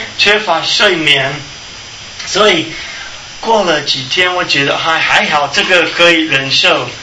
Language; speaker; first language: Chinese; non-native, fluent; English